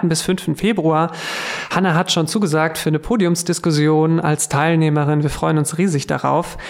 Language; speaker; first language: German; native; German